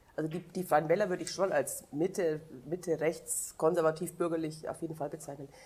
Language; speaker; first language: German; native; German